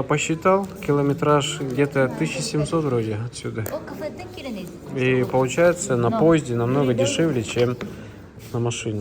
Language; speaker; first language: Russian; native; Russian